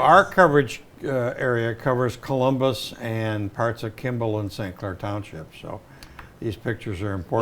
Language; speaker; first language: English; native; English